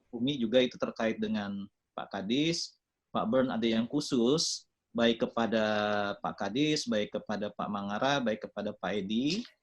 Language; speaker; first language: Indonesian; native; Indonesian